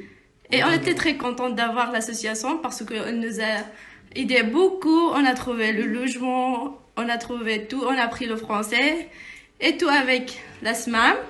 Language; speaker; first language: French; non-native, learner; Arabic